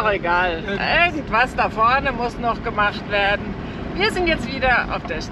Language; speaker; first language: German; native; German